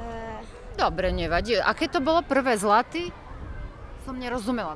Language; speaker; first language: Slovak; native; Slovak